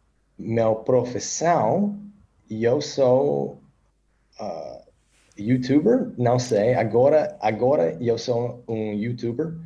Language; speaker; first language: Portuguese; non-native, learner; English